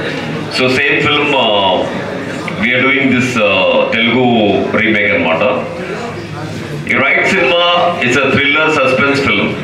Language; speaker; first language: Telugu; native; Telugu